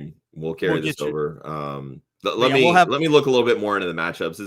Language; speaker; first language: English; native; English